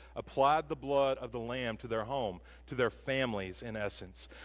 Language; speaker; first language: English; native; English